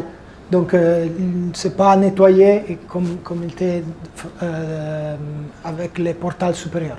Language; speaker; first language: French; non-native, fluent; Italian